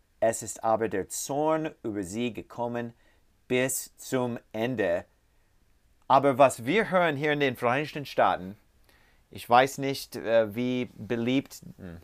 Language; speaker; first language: German; non-native, learner; English